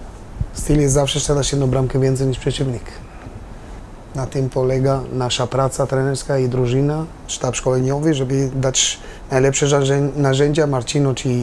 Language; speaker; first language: Polish; non-native, learner; Albanian